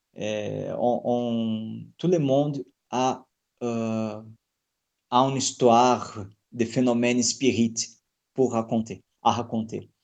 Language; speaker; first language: French; non-native, fluent; Portuguese